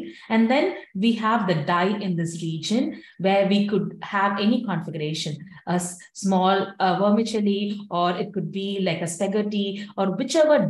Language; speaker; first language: English; non-native, local second language; Tamil